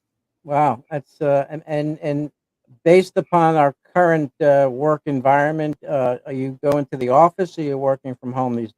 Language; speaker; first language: English; native; English